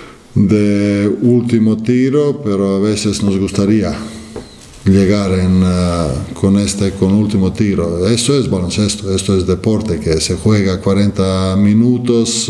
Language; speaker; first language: Spanish; non-native, fluent; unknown